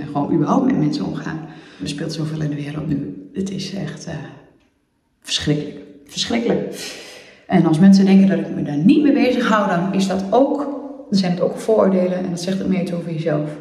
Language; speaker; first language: Dutch; native; Dutch